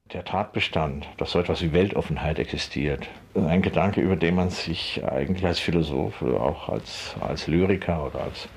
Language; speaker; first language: German; native; German